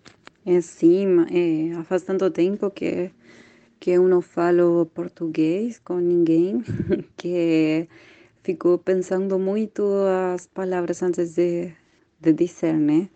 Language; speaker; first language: Portuguese; non-native, fluent; Spanish